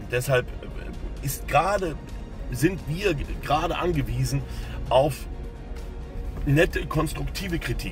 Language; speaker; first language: German; native; German